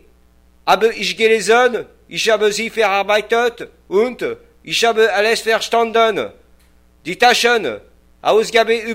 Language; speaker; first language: German; non-native, learner; French